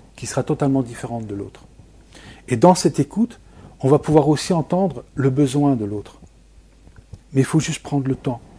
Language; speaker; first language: French; native; French